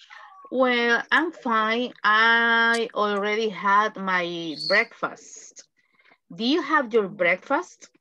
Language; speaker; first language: English; non-native, fluent; Spanish